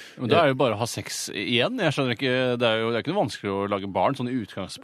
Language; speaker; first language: Norwegian; native; Norwegian